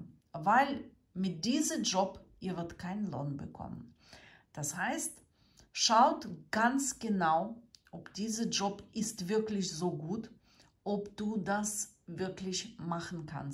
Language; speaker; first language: German; non-native, fluent; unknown